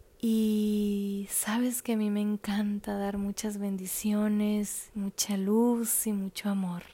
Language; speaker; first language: Spanish; native; Spanish